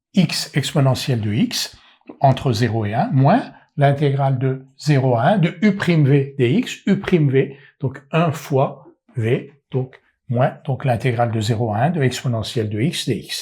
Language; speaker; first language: French; native; French